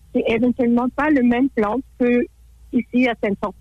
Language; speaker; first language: French; non-native, fluent; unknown